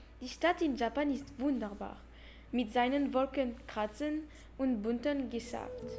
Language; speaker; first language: German; non-native, learner; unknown